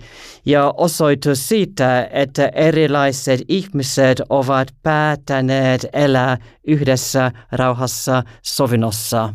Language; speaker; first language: Finnish; non-native, learner; English